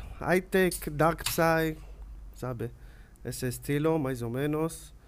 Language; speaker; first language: Portuguese; non-native, learner; Hebrew